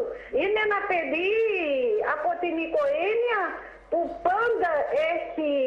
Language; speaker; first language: Greek; non-native, fluent; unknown